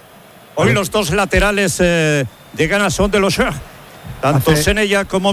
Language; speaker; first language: Spanish; native; Spanish